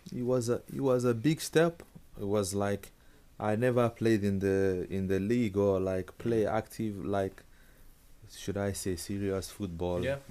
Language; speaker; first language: English; non-native, local second language; Igbo